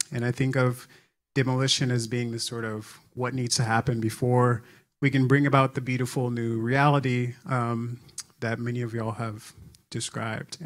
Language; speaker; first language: English; native; English